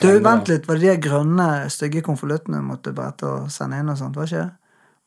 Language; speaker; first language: Norwegian; native; Norwegian